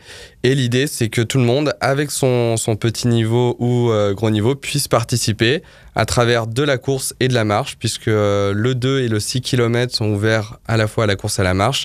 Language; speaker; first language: French; native; French